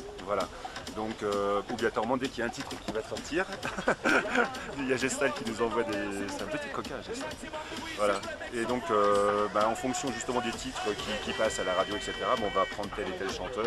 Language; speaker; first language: French; native; French